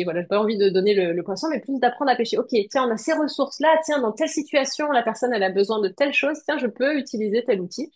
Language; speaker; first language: French; native; French